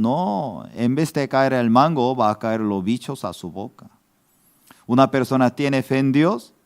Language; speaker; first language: Spanish; non-native, fluent; Korean